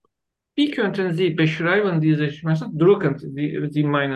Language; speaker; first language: German; non-native, learner; Turkish